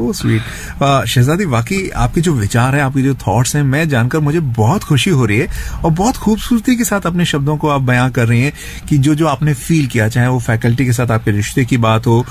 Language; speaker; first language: Hindi; native; Hindi